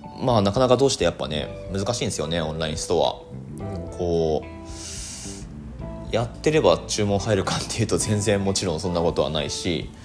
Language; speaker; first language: Japanese; native; Japanese